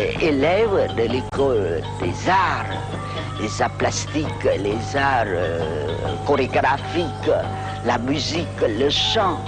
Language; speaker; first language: French; non-native, local second language; Khmer